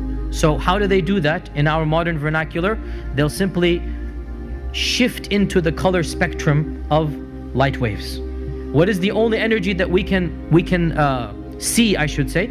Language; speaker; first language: English; native; English